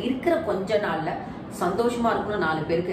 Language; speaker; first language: Tamil; native; Tamil